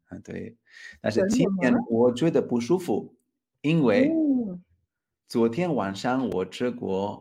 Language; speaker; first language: Chinese; non-native, fluent; Spanish